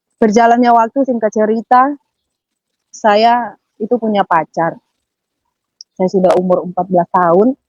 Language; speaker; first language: Indonesian; native; Indonesian